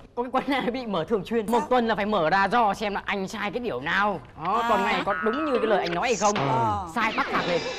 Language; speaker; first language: Vietnamese; native; Vietnamese